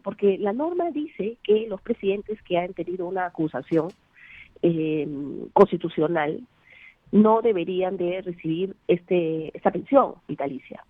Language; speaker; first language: Spanish; native; Spanish